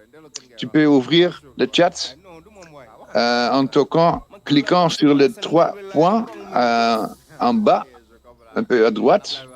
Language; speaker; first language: French; non-native, fluent; Dutch